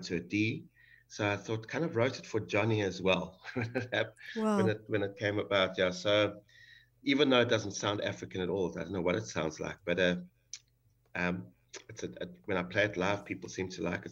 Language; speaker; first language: English; native; English